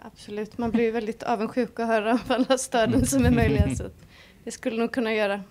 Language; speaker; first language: Swedish; non-native, fluent; Icelandic